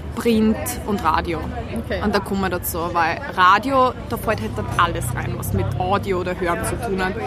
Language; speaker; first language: German; native; German